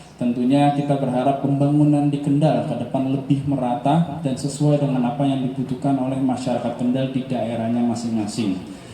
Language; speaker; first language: Indonesian; native; Indonesian